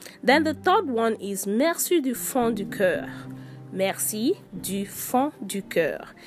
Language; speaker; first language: French; non-native, fluent; Yoruba